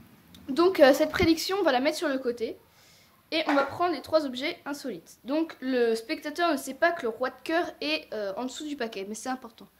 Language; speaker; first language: French; native; French